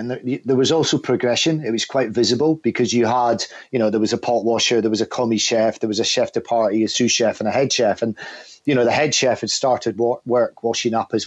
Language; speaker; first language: English; native; English